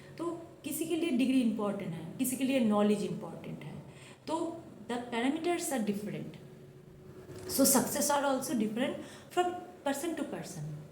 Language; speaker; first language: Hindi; non-native, local second language; Bangla